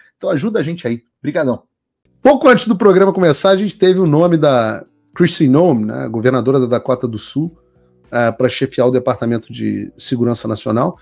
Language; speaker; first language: Portuguese; native; Portuguese